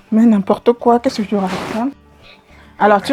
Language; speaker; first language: French; native; French